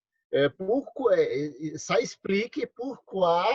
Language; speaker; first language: French; non-native, learner; Portuguese